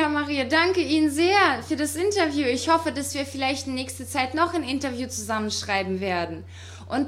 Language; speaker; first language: German; non-native, fluent; Russian